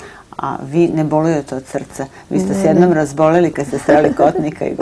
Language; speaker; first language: Serbian; native; Serbian